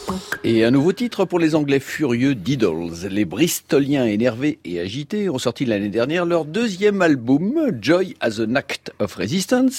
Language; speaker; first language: French; native; French